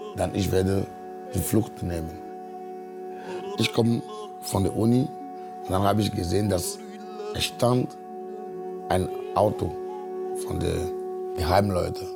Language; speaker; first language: German; non-native, fluent; Ewe